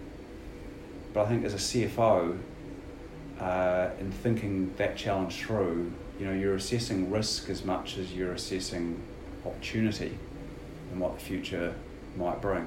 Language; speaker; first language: English; native; English